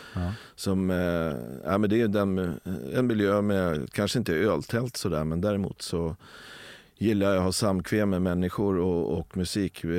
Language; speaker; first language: Swedish; native; Swedish